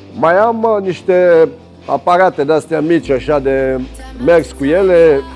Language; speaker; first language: Romanian; early bilingual, heritage; Romanian